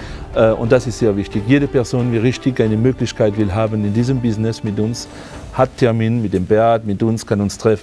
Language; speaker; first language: German; non-native, fluent; French